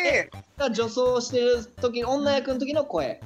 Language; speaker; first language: Japanese; native; Japanese